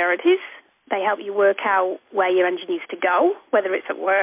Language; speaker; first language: English; native; English